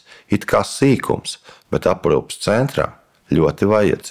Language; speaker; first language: Latvian; native; Latvian